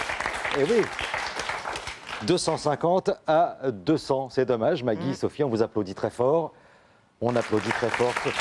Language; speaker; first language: French; native; French